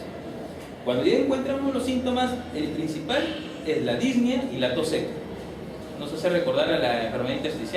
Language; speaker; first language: Spanish; native; Spanish